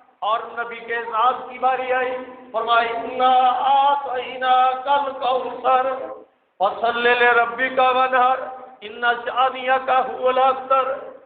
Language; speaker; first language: Urdu; non-native, local second language; Punjabi